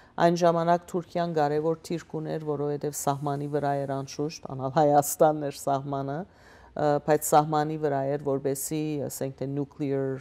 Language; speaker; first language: Armenian; early bilingual, heritage; Armenian